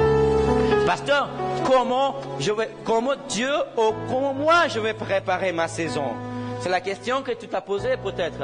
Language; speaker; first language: French; non-native, fluent; Spanish